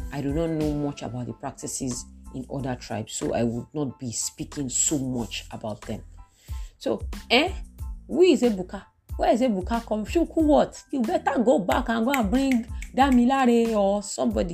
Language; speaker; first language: English; non-native, local second language; Yoruba